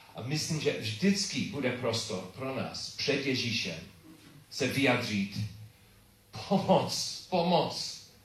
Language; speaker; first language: Czech; non-native, learner; English